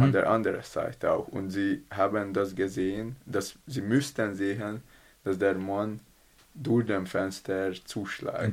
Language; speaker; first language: German; non-native, learner; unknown